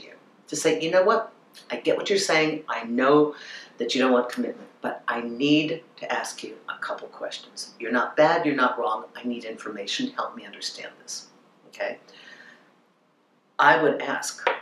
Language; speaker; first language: English; native; English